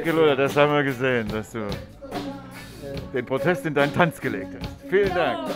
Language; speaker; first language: German; native; German